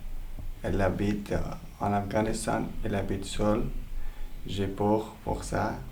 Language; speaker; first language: French; non-native, learner; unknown